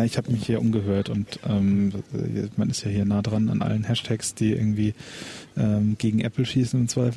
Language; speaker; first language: German; native; German